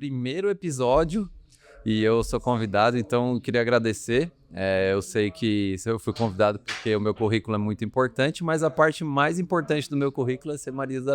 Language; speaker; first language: Portuguese; native; Portuguese